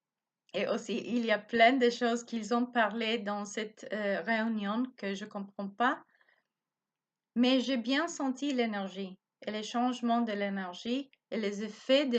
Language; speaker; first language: French; non-native, learner; Spanish